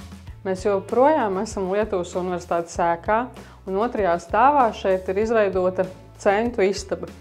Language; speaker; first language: Latvian; native; Latvian